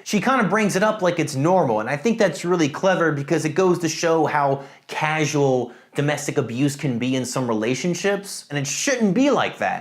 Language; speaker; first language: English; native; English